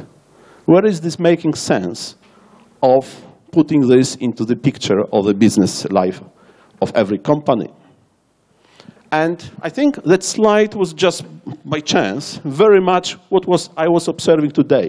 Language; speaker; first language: English; non-native, fluent; Polish